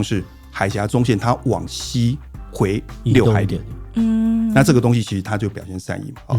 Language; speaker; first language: Chinese; native; Chinese